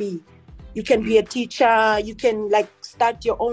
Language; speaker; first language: English; non-native, local second language; Xhosa